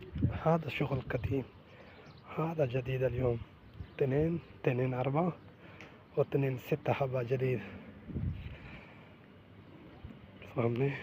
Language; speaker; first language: Arabic; non-native, learner; Pashto